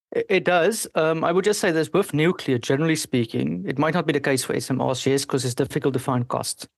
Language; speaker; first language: English; non-native, local second language; Afrikaans